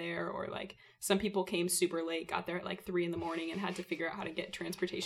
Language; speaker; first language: English; native; English